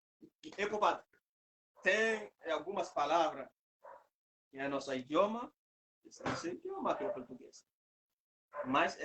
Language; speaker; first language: Portuguese; non-native, learner; Haitian Creole